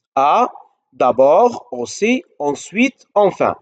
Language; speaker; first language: French; non-native, local second language; Arabic